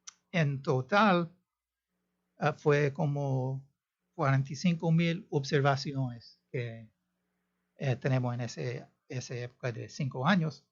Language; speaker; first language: Spanish; non-native, fluent; English